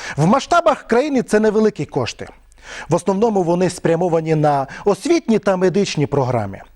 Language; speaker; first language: Ukrainian; non-native, local second language; Romany